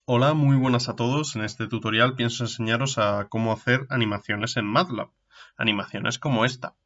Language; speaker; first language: Spanish; native; Spanish